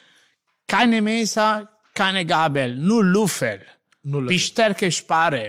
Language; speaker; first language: German; non-native, learner; Italian